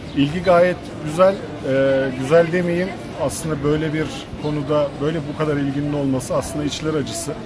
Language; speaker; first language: Turkish; native; Turkish